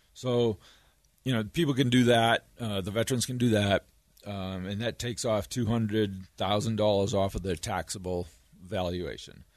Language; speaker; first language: English; native; English